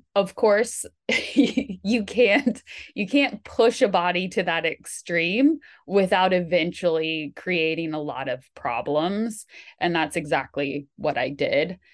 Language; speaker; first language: English; native; English